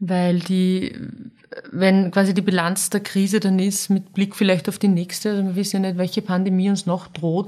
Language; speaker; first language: German; native; German